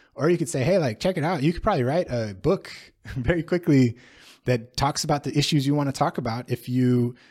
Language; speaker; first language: English; native; English